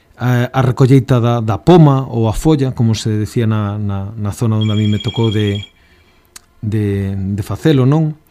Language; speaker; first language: Galician; native; Galician